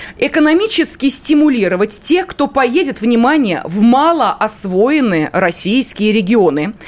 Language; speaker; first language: Russian; native; Russian